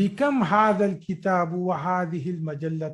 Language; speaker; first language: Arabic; non-native, fluent; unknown